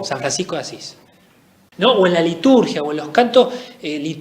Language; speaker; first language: Spanish; native; Spanish